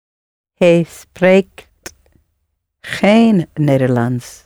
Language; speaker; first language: Dutch; non-native, learner; English